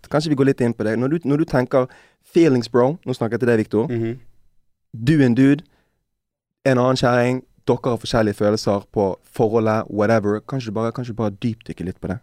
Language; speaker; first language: Norwegian; native; Norwegian